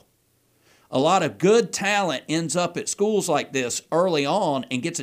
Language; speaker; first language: English; native; English